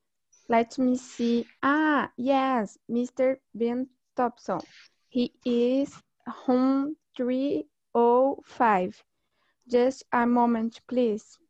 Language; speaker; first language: English; non-native, learner; Portuguese